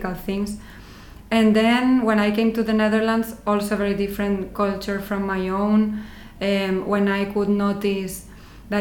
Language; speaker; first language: English; non-native, fluent; Spanish